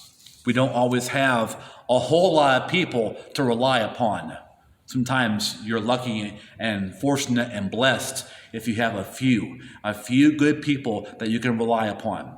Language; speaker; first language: English; native; English